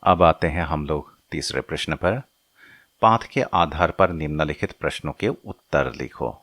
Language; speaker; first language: Hindi; non-native, local second language; Assamese